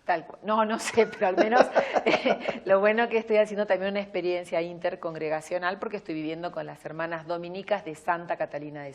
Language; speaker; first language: Spanish; native; Spanish